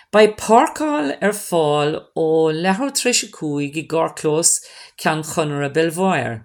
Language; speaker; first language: Irish; non-native, local second language; English